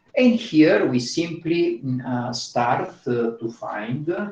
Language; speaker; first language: English; non-native, fluent; Bulgarian